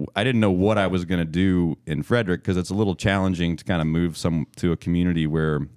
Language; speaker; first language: English; native; English